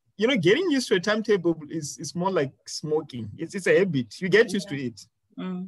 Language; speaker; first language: English; non-native, local second language; Venda